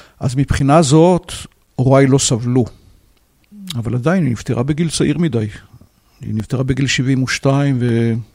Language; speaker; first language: Hebrew; native; Hebrew